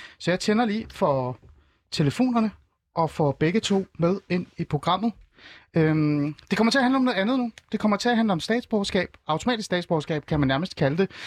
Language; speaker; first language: Danish; early bilingual, other home language; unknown